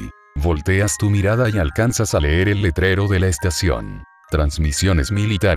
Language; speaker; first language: Spanish; native; Spanish